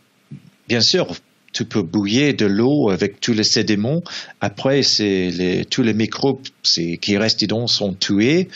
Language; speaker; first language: French; non-native, learner; English